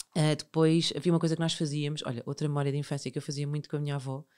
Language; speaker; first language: Portuguese; native; Portuguese